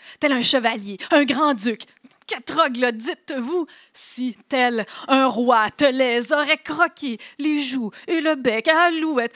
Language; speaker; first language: French; native; French